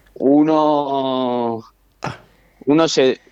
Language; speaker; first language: Spanish; native; Spanish